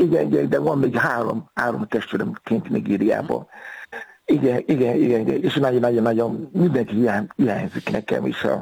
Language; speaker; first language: Hungarian; non-native, fluent; Yoruba